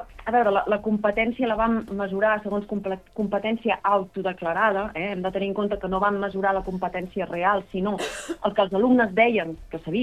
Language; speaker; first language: Catalan; native; Catalan